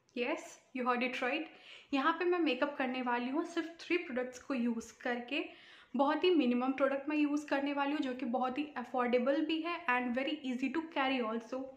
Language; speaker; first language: Hindi; native; Hindi